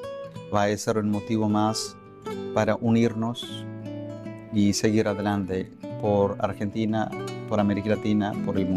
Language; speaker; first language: Spanish; non-native, fluent; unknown